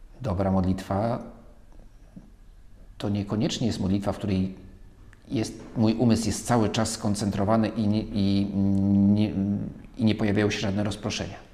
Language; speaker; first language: Polish; native; Polish